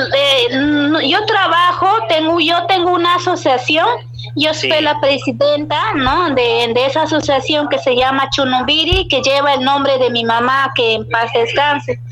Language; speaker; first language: Spanish; non-native, local second language; Shipibo-Conibo